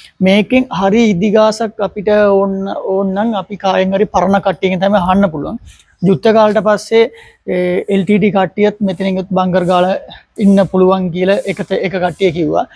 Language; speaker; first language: Sinhala; non-native, local second language; Tamil